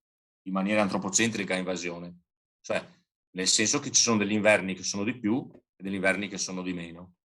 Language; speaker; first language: Italian; native; Italian